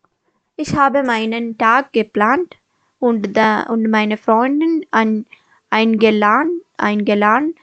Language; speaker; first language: German; non-native, learner; Malayalam